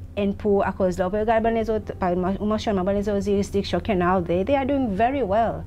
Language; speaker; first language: English; non-native, local second language; Seselwa Creole French